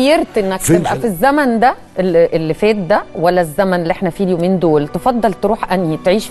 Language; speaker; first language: Arabic; native; Arabic